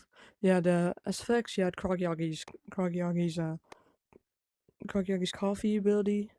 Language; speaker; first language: English; non-native, fluent; Dutch